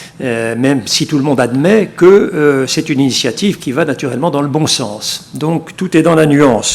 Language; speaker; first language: French; native; French